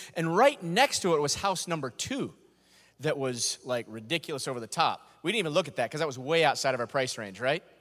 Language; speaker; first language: English; native; English